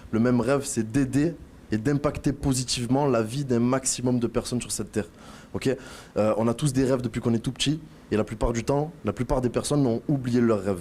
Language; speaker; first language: French; native; French